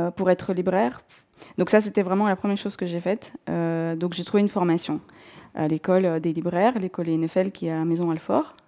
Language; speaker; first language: French; non-native, fluent; Russian